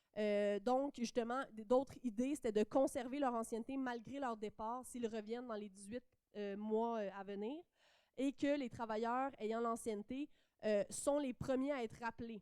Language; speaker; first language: French; native; French